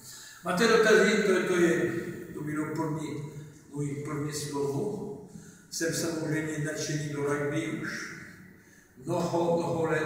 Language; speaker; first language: Czech; non-native, learner; French